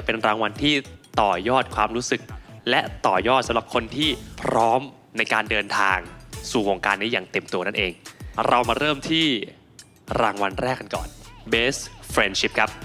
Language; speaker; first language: Thai; native; Thai